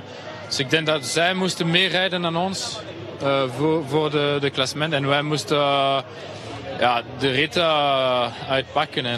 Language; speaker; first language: Dutch; non-native, local second language; French